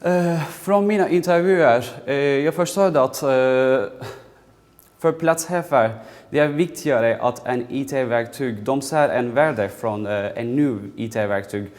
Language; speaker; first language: Swedish; non-native, fluent; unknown